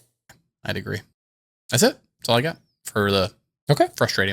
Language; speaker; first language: English; native; English